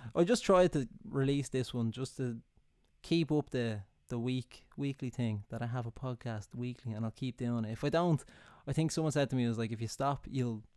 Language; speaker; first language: English; native; English